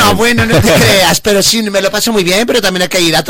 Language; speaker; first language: Spanish; native; Spanish